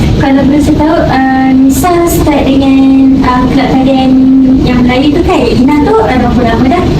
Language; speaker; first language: Malay; native; Malay